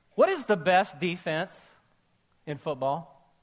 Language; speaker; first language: English; native; English